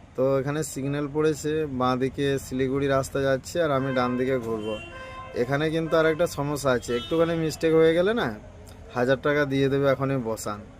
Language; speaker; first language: Bangla; non-native, local second language; Santali